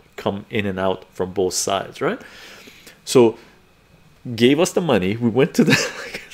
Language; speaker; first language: English; early bilingual, other home language; Persian